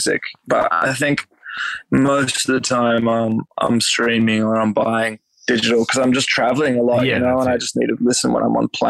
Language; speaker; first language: English; native; English